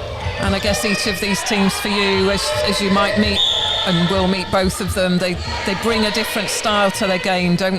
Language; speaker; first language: English; native; English